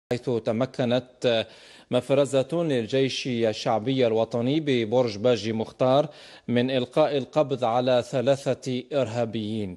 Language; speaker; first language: Arabic; native; Arabic